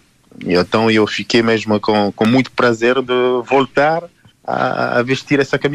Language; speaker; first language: Portuguese; non-native, learner; French